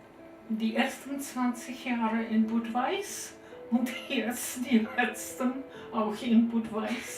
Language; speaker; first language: German; non-native, fluent; Czech